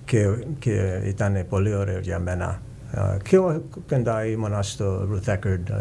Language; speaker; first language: Greek; early bilingual, heritage; English